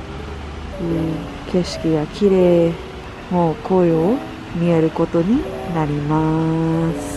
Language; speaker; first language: Japanese; non-native, learner; Filipino